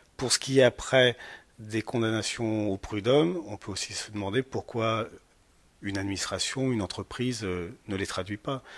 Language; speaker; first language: French; native; French